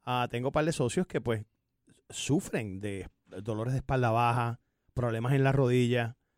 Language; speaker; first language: Spanish; native; Spanish